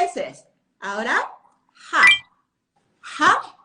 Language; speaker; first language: Spanish; non-native, learner; Japanese